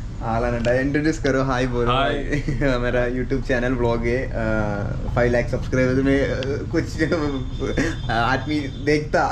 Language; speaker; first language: Hindi; non-native, learner; Malayalam